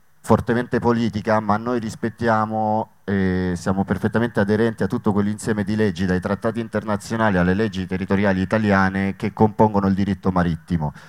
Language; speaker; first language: Italian; native; Italian